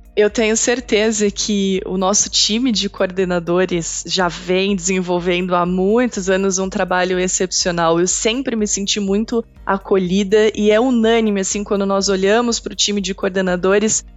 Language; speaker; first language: Portuguese; native; Portuguese